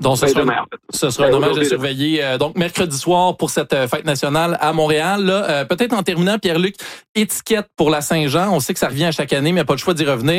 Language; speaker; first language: French; native; French